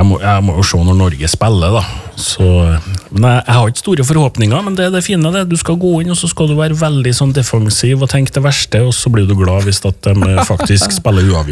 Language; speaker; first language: Norwegian; native; Norwegian